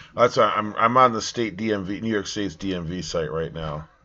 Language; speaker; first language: English; early bilingual, other home language; Italian